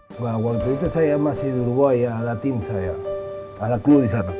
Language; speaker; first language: Indonesian; non-native, fluent; Spanish